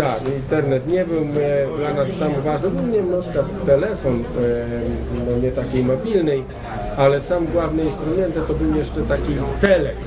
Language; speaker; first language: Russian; non-native, learner; Polish